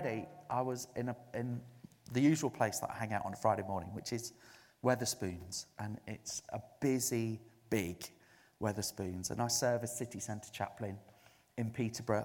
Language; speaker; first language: English; native; English